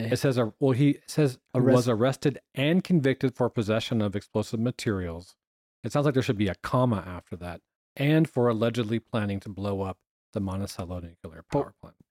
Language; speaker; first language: English; native; English